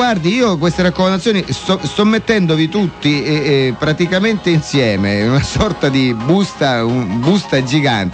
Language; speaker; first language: Italian; native; Italian